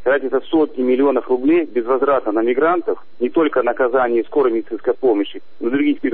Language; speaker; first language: Russian; native; Russian